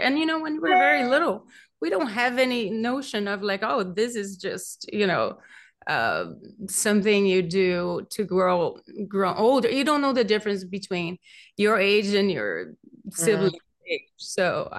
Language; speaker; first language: English; non-native, fluent; Portuguese